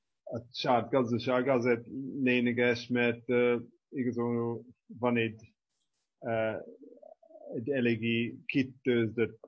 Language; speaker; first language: Hungarian; non-native, fluent; English